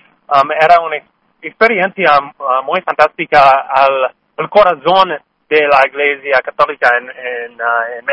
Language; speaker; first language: Spanish; non-native, fluent; English